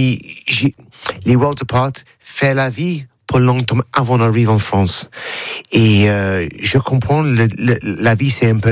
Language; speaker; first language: French; non-native, learner; English